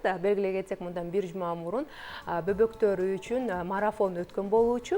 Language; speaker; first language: Kyrgyz; native; Kyrgyz